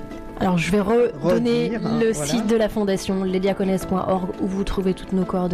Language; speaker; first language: French; native; French